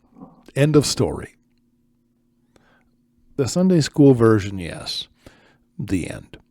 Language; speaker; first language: English; native; English